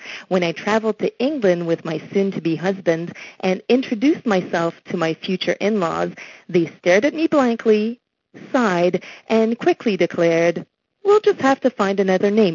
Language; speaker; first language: English; non-native, local second language; French